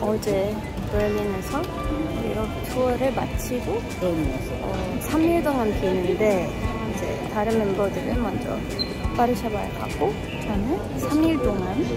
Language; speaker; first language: Korean; non-native, fluent; Thai